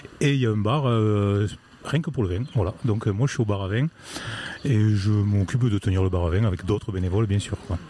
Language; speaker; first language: French; native; French